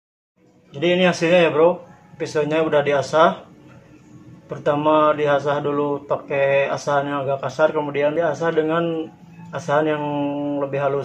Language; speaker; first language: Indonesian; native; Indonesian